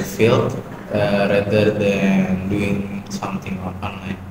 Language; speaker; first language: English; non-native, learner; Indonesian